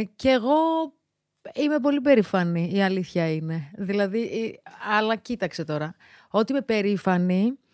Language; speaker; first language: Greek; early bilingual, other home language; Georgian